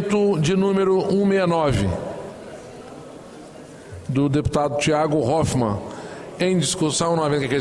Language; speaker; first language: Portuguese; native; Portuguese